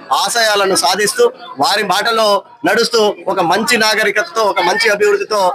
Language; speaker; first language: Telugu; non-native, local second language; Lambadi